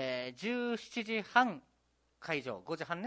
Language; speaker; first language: Japanese; native; Japanese